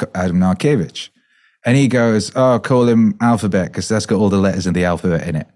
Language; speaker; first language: English; native; English